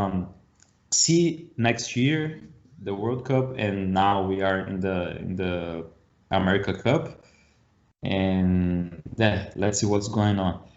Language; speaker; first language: English; non-native, learner; Portuguese